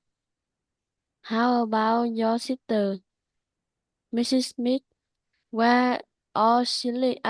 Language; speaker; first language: English; non-native, learner; Vietnamese